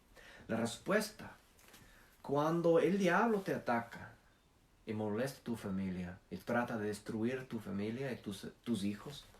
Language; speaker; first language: Spanish; non-native, fluent; English